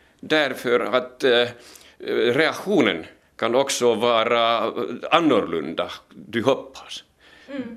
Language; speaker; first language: Swedish; non-native, local second language; Finnish